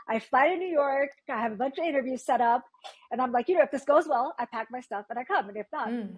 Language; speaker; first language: English; native; English